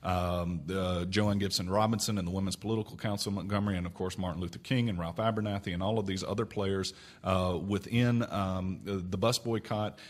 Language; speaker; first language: English; native; English